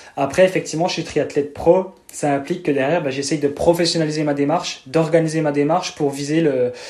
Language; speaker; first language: French; native; French